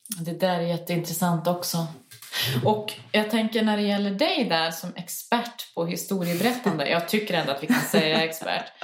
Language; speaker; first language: Swedish; native; Swedish